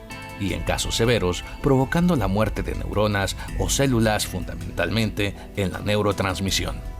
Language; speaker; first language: Spanish; native; Spanish